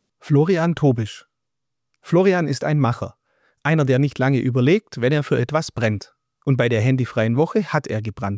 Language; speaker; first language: German; native; German